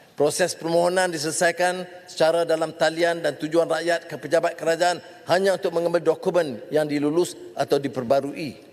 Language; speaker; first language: Malay; native; Malay